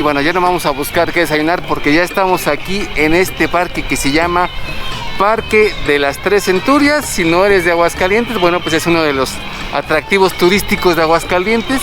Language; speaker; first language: Spanish; native; Spanish